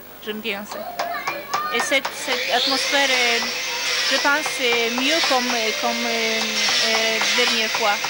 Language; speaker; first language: French; non-native, learner; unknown